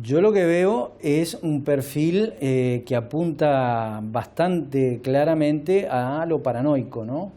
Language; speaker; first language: Spanish; native; Spanish